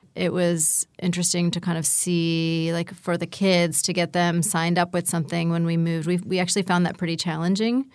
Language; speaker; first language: English; native; English